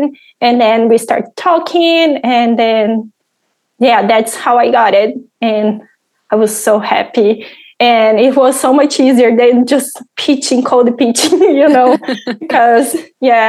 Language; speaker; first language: English; non-native, fluent; Portuguese